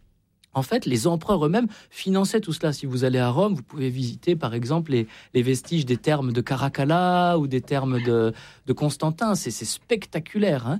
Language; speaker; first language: French; native; French